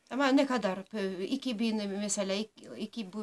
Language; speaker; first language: Turkish; non-native, learner; Russian